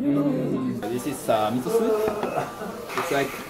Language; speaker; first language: English; non-native, fluent; Japanese